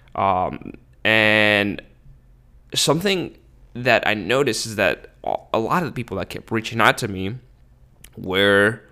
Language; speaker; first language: English; early bilingual, other home language; Spanish